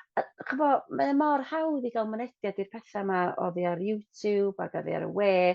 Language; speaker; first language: Welsh; non-native, local second language; English